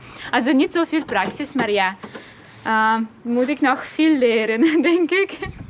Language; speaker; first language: Dutch; non-native, learner; Russian